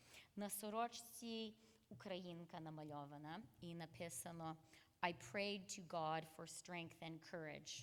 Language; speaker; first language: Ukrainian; early bilingual, heritage; English